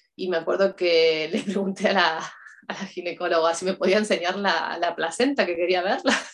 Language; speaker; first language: Spanish; native; Spanish